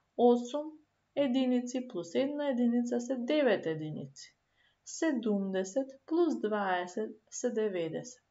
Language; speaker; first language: Macedonian; native; Macedonian